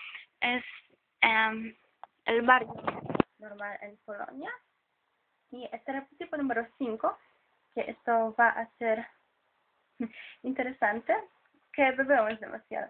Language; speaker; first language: Spanish; non-native, fluent; Polish